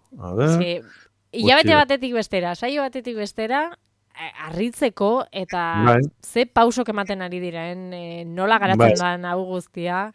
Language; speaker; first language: Basque; native; Basque